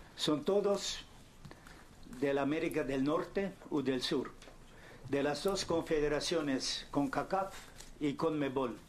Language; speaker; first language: Spanish; non-native, fluent; German